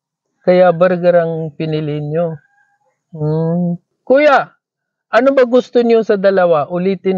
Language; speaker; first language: Filipino; non-native, learner; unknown